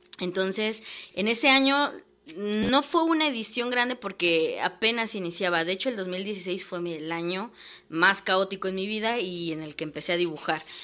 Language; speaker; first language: Spanish; native; Spanish